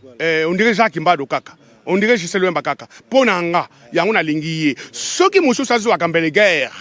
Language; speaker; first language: Lingala; non-native, local second language; Kongo